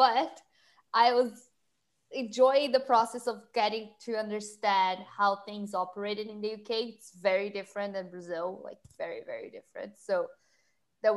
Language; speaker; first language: English; non-native, fluent; Portuguese